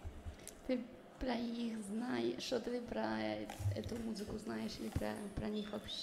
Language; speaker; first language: Russian; early bilingual, heritage; Russian